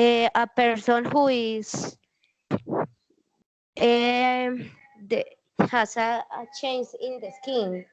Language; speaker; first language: English; non-native, learner; Spanish